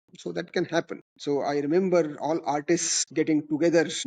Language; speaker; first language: English; non-native, local second language; Kannada